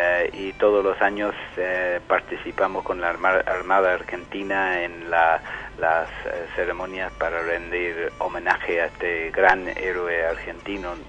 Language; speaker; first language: Spanish; non-native, fluent; English